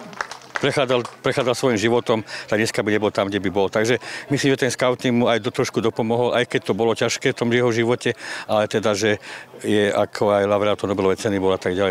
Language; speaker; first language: Slovak; native; Slovak